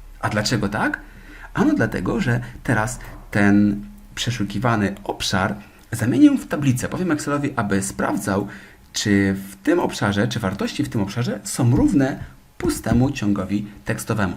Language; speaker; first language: Polish; native; Polish